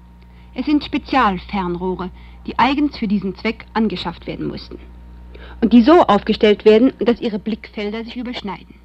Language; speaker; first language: German; native; German